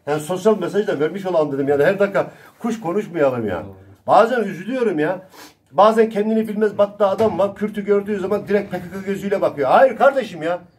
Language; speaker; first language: Turkish; native; Turkish